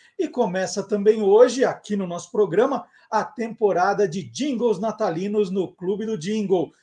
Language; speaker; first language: Portuguese; native; Portuguese